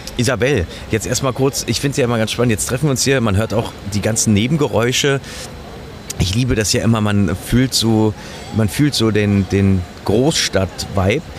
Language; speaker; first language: German; native; German